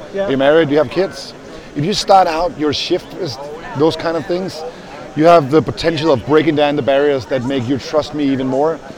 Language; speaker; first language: English; non-native, fluent; Danish